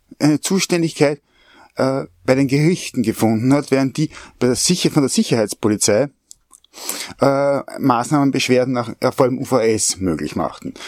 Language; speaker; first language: German; native; German